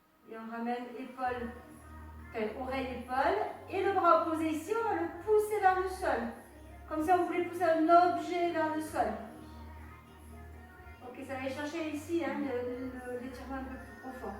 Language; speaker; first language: French; native; French